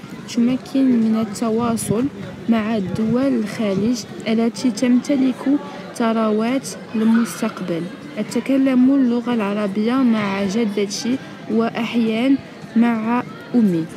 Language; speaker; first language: Arabic; non-native, local second language; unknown